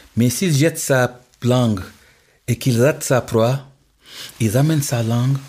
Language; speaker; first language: French; non-native, local second language; Wolof